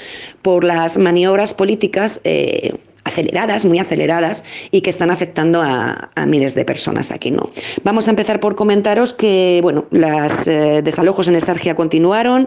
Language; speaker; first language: Spanish; native; Spanish